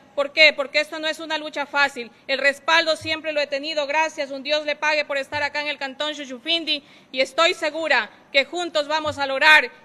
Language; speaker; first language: Spanish; native; Spanish